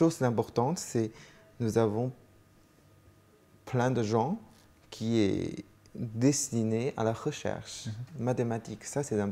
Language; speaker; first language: French; non-native, fluent; Chinese